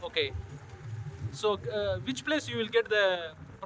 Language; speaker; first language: English; non-native, local second language; Tamil